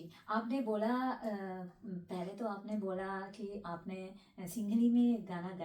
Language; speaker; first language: Hindi; non-native, fluent; Sinhala